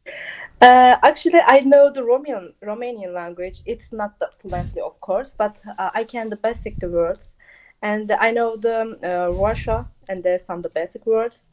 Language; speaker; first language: English; non-native, local second language; Turkish